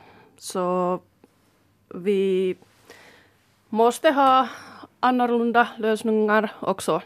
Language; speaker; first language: Swedish; non-native, fluent; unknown